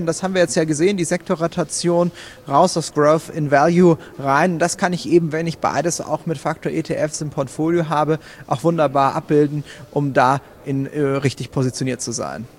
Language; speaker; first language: German; native; German